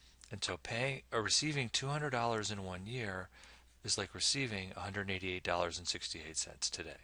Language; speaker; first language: English; native; English